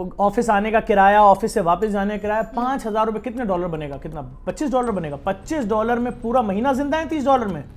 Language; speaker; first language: Urdu; native; Urdu